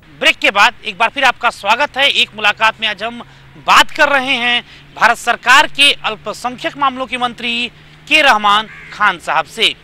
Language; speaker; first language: Hindi; native; Hindi